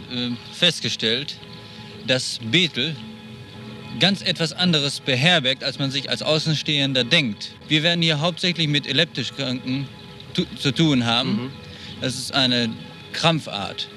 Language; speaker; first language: German; native; German